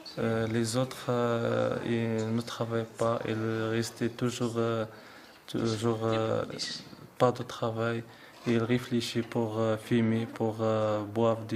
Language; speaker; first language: French; non-native, learner; Arabic